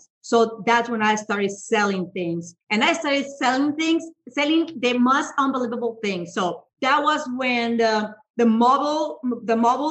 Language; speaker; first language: English; non-native, fluent; Spanish